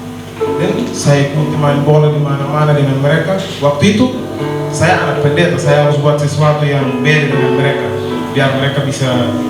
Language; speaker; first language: Indonesian; non-native, learner; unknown